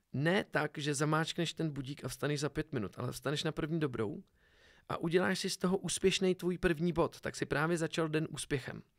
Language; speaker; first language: Czech; native; Czech